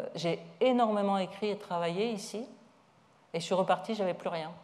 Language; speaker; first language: French; native; French